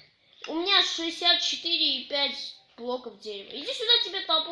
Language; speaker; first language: Russian; native; Russian